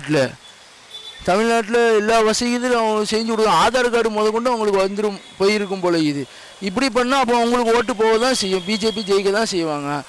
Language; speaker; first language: Tamil; native; Tamil